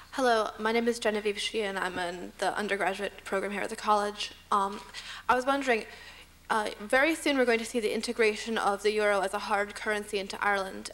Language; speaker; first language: English; native; English